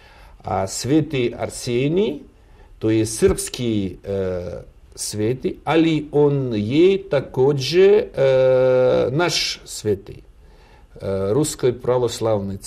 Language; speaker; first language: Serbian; non-native, learner; Russian